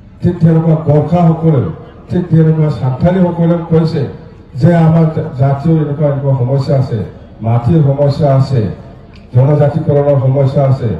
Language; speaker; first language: Assamese; non-native, local second language; Rangpuri